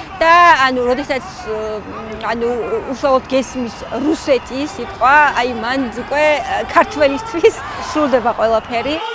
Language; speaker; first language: Georgian; native; Georgian